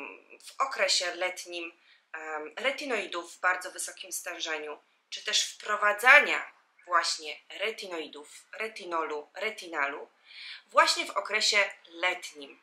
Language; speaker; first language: Polish; native; Polish